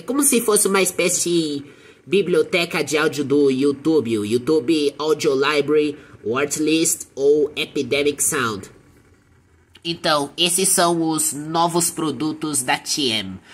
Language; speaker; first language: Portuguese; native; Portuguese